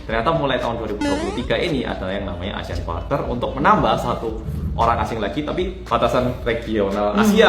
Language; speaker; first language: Indonesian; native; Indonesian